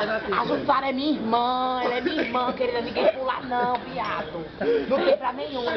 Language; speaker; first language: Portuguese; native; Portuguese